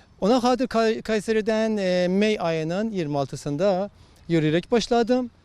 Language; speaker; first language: Turkish; non-native, learner; Azerbaijani